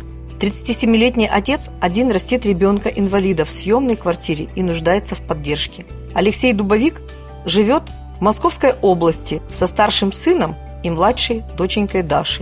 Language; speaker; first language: Russian; native; Russian